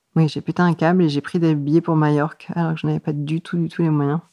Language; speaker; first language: French; native; French